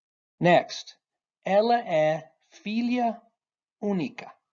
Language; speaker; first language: Portuguese; non-native, fluent; English